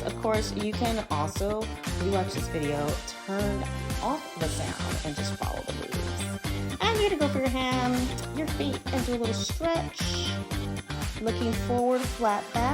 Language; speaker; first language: English; native; English